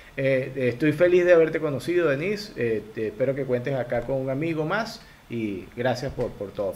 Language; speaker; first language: Spanish; native; Spanish